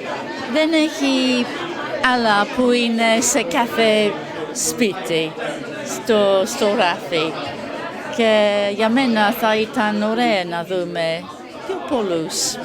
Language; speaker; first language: Greek; non-native, learner; English